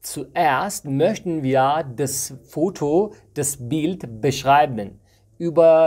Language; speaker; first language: German; non-native, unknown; Persian